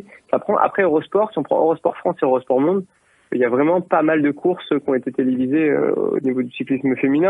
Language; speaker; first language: French; native; French